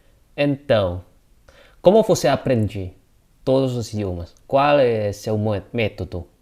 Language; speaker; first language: Portuguese; non-native, learner; Indonesian